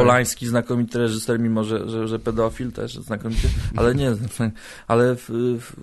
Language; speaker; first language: Polish; native; Polish